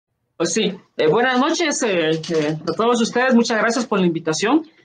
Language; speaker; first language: Spanish; native; Spanish